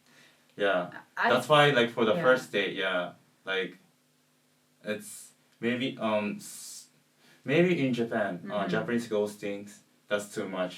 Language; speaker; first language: English; non-native, learner; Japanese